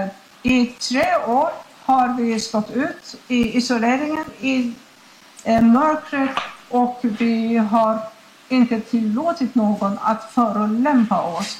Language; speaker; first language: Swedish; non-native, fluent; Persian